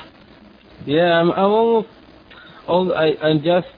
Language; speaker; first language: English; non-native, fluent; Hebrew